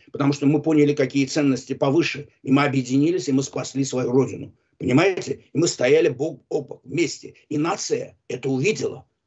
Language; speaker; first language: Russian; non-native, local second language; Azerbaijani